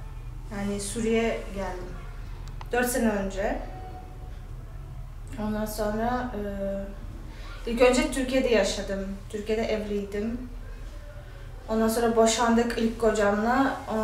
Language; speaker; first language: Turkish; non-native, fluent; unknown